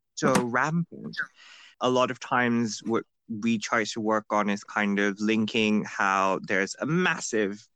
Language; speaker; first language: English; non-native, local second language; Bangla